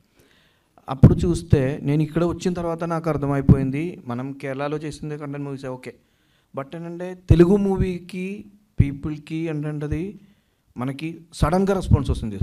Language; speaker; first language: Telugu; non-native, learner; Malayalam